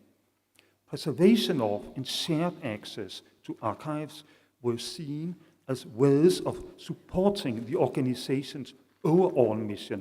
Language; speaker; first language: English; non-native, fluent; Danish